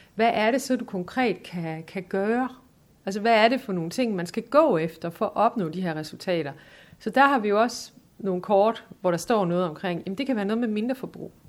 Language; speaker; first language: Danish; native; Danish